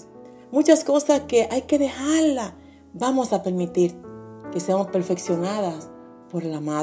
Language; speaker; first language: Spanish; native; Spanish